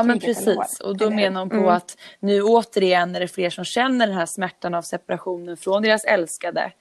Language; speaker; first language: Swedish; native; Swedish